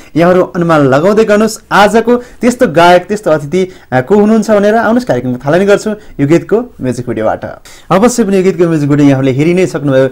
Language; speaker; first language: Nepali; native; Nepali